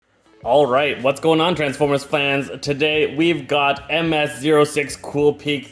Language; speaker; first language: English; native; English